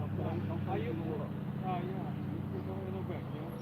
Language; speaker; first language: English; non-native, learner; Korean